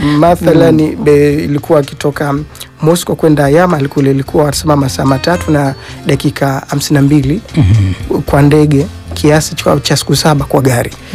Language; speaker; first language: Swahili; native; Swahili